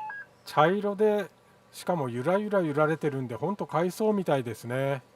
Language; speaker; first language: Japanese; native; Japanese